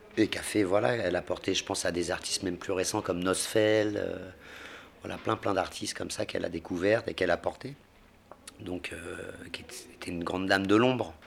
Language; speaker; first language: French; native; French